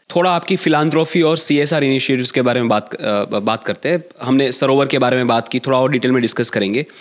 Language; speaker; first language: Hindi; non-native, local second language; Gujarati